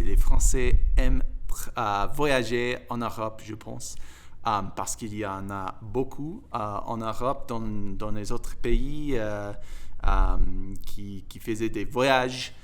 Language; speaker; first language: French; non-native, fluent; English